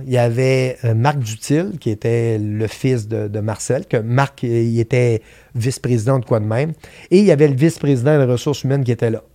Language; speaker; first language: French; native; French